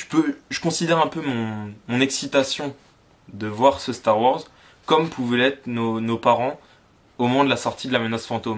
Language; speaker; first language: French; native; French